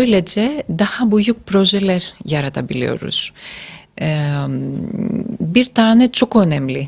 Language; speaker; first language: Turkish; non-native, fluent; Greek